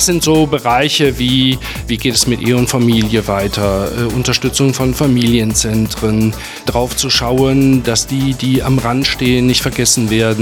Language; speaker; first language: German; native; German